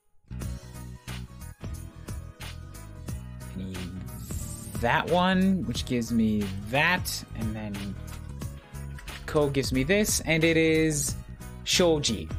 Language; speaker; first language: English; native; English